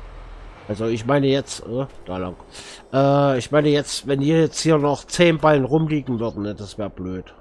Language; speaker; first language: German; native; German